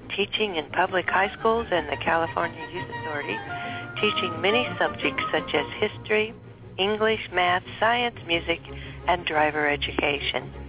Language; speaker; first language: English; native; English